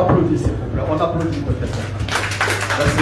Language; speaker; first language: French; native; French